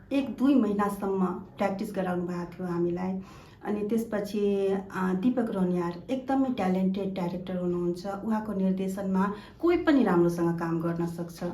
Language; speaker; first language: Nepali; non-native, local second language; Maithili